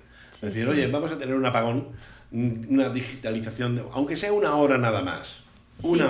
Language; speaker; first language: Spanish; native; Spanish